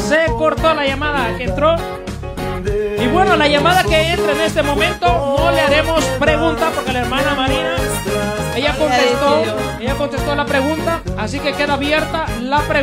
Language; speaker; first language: Spanish; native; Spanish